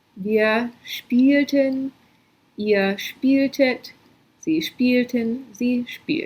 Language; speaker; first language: German; non-native, fluent; English